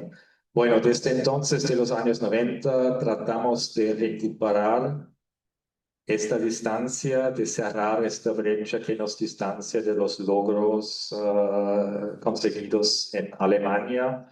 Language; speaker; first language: Spanish; non-native, fluent; German